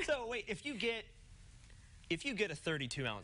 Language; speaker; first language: English; native; English